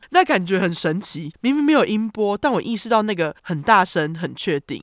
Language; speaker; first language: Chinese; native; Chinese